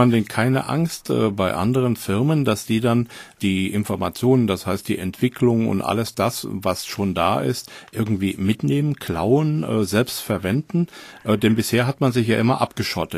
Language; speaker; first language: German; native; German